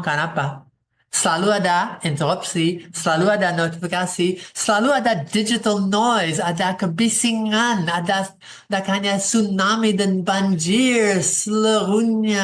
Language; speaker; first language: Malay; non-native, fluent; English